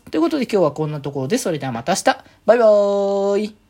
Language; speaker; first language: Japanese; native; Japanese